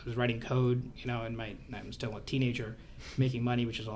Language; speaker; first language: English; non-native, local second language; Hindi